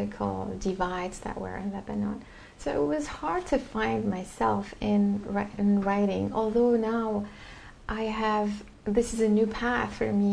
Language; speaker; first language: English; non-native, fluent; Arabic